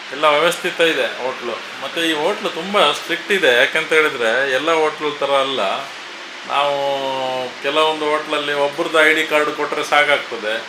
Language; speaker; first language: Kannada; non-native, local second language; Konkani